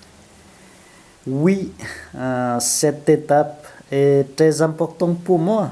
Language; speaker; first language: French; non-native, fluent; Vietnamese